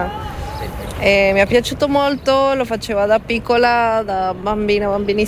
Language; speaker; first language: Italian; non-native, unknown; Spanish